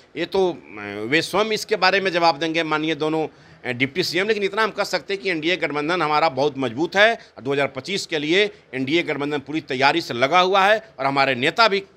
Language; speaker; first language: Hindi; native; Hindi